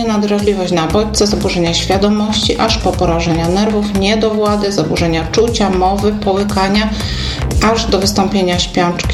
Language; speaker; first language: Polish; native; Polish